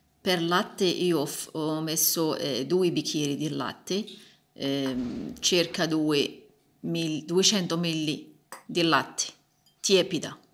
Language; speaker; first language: Italian; non-native, learner; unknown